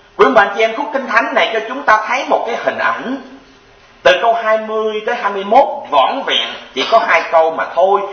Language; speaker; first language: Vietnamese; native; Vietnamese